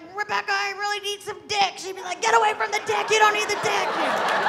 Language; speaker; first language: English; native; English